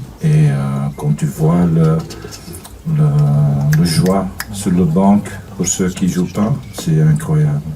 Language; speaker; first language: French; non-native, fluent; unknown